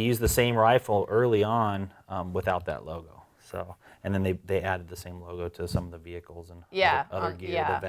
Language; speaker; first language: English; native; English